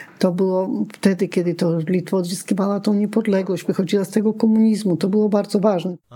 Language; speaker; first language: Polish; non-native, local second language; Lithuanian